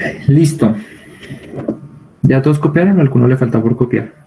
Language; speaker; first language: Spanish; native; Spanish